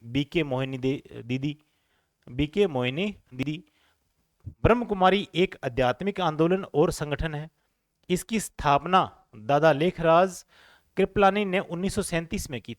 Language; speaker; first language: Hindi; native; Hindi